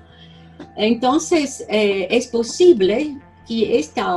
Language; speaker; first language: Spanish; non-native, fluent; Portuguese